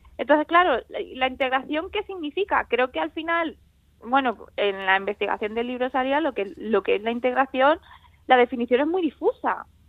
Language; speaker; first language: Spanish; early bilingual, other home language; Chinese